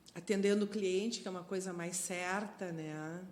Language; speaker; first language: Portuguese; non-native, fluent; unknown